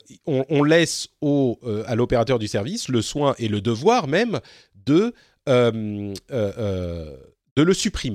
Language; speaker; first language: French; native; French